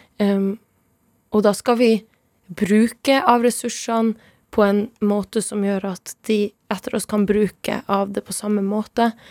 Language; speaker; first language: Norwegian; non-native, local second language; Northern Sami